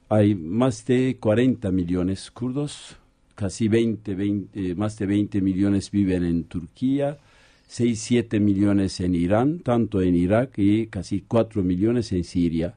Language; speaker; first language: Spanish; non-native, fluent; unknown